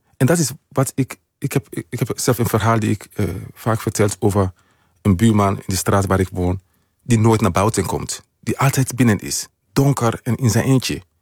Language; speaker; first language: Dutch; non-native, fluent; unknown